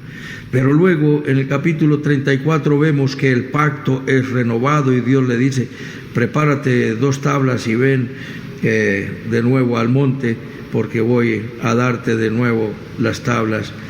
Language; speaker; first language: Spanish; native; Spanish